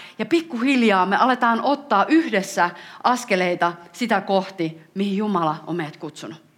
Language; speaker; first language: Finnish; native; Finnish